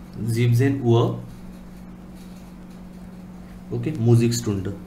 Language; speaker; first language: German; non-native, learner; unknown